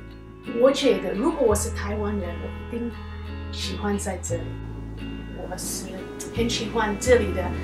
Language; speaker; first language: Chinese; non-native, fluent; English